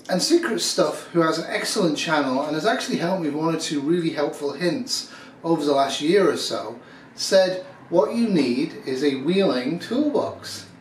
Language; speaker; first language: English; native; English